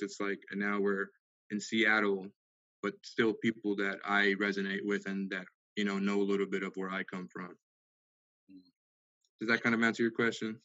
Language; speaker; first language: English; early bilingual, other home language; Spanish